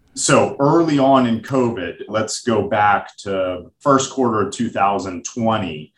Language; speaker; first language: English; native; English